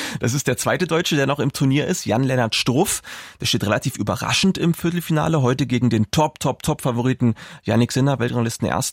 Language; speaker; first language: German; native; German